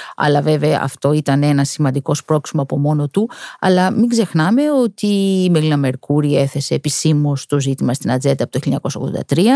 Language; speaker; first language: Greek; native; Greek